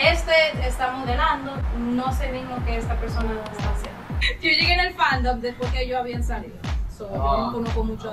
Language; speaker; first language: Spanish; non-native, learner; English